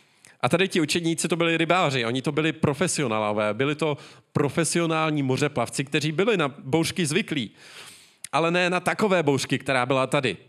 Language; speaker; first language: Czech; native; Czech